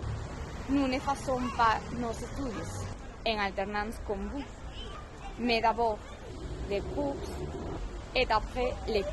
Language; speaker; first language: French; non-native, learner; Spanish